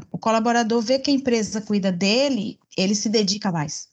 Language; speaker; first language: Portuguese; native; Portuguese